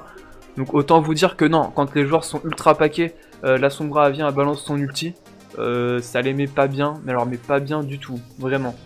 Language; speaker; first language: French; native; French